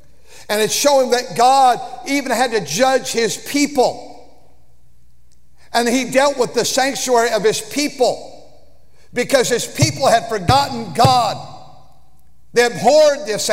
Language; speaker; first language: English; native; English